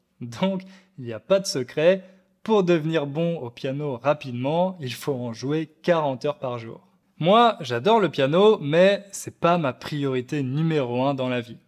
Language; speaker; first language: French; native; French